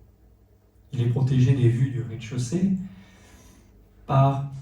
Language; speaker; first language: French; native; French